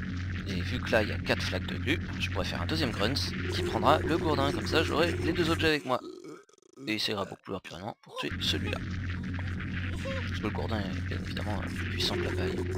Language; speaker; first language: French; native; French